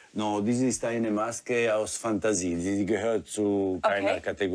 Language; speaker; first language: German; non-native, fluent; Italian